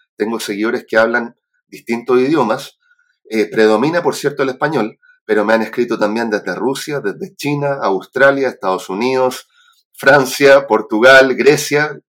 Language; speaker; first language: Spanish; native; Spanish